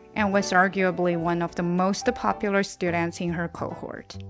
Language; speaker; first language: English; non-native, fluent; Chinese